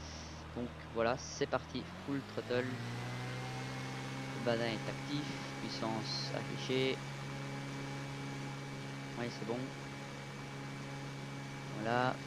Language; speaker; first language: French; native; French